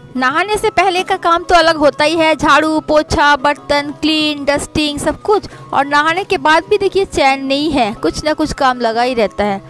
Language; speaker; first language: Hindi; non-native, local second language; Bangla